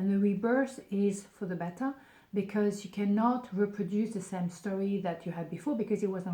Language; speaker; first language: English; non-native, fluent; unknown